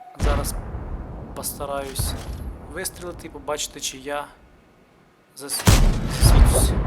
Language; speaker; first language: Ukrainian; non-native, local second language; Russian